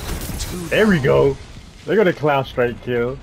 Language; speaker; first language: English; native; English